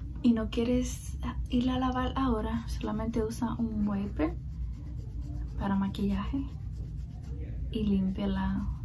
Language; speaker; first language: Spanish; early bilingual, heritage; Spanish